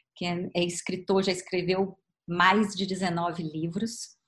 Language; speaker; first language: Portuguese; native; Portuguese